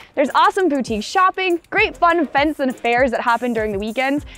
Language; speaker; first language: English; native; English